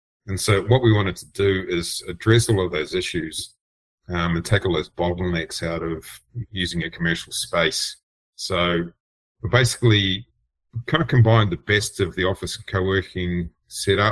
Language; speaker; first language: English; native; English